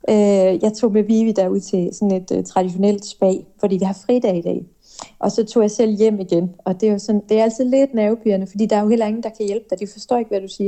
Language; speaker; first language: Danish; native; Danish